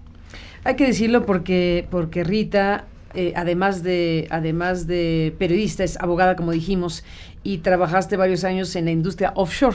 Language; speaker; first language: Spanish; native; Spanish